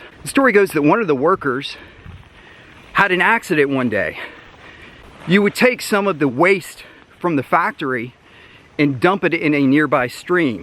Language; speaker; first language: English; native; English